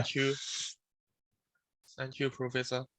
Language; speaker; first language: English; non-native, learner; Chinese